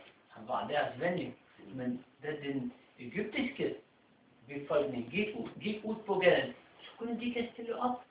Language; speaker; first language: Danish; non-native, fluent; Arabic